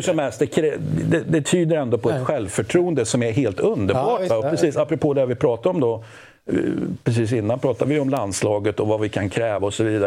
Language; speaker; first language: Swedish; native; Swedish